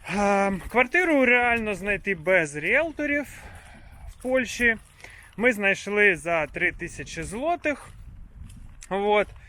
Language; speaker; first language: Ukrainian; native; Ukrainian